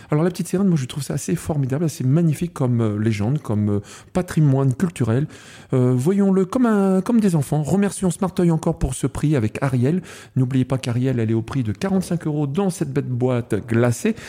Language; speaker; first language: French; native; French